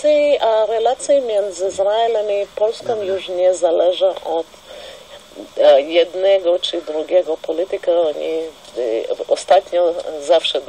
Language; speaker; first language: Polish; non-native, fluent; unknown